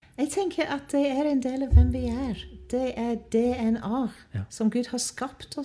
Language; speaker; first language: Norwegian; non-native, fluent; English